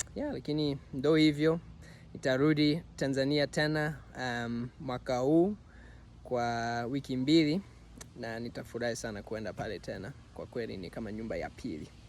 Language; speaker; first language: Swahili; non-native, fluent; English